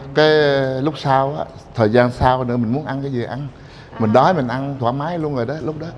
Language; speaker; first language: Vietnamese; non-native, local second language; Eastern Cham